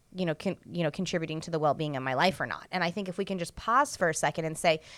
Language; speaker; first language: English; native; English